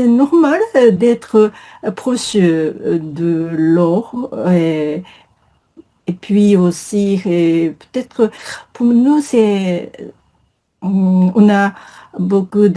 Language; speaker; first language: French; non-native, fluent; Japanese